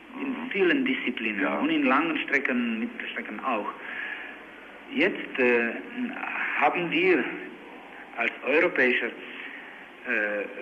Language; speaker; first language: German; non-native, learner; Czech